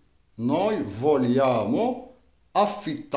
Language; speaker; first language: Italian; non-native, fluent; Arabic